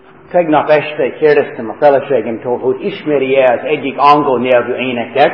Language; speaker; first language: Hungarian; non-native, fluent; English